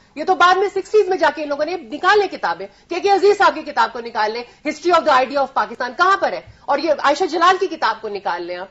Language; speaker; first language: Urdu; native; Urdu